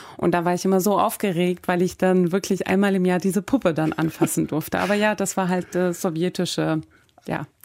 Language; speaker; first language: German; early bilingual, other home language; Persian